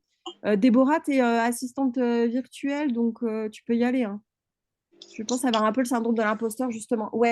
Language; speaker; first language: French; native; French